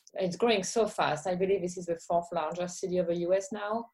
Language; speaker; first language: English; non-native, fluent; French